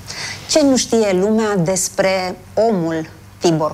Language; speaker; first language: Romanian; native; Romanian